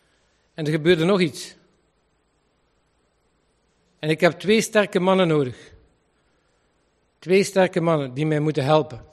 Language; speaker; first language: Dutch; native; Dutch